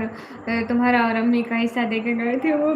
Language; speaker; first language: Urdu; non-native, local second language; Punjabi